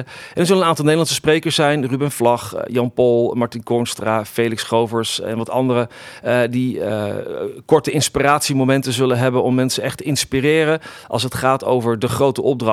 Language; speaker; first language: Dutch; native; Dutch